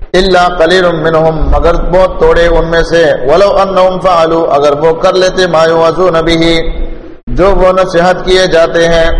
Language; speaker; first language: Urdu; non-native, local second language; Pashto